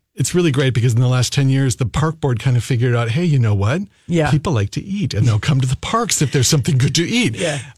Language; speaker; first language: English; native; English